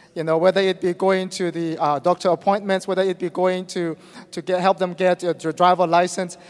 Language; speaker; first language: English; non-native, fluent; Burmese